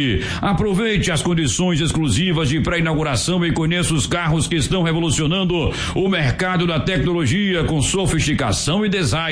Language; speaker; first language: Portuguese; native; Portuguese